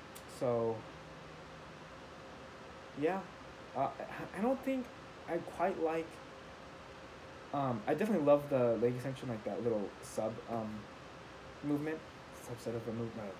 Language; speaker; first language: English; native; English